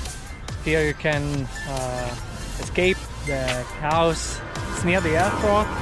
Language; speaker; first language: English; non-native, fluent; German